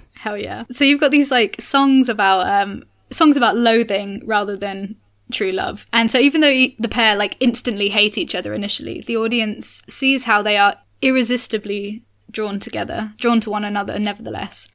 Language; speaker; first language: English; native; English